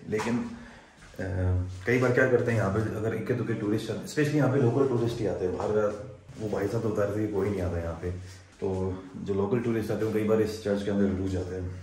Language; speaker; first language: Hindi; native; Hindi